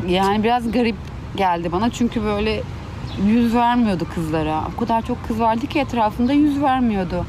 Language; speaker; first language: Turkish; native; Turkish